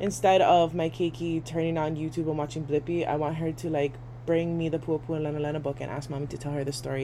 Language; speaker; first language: English; native; English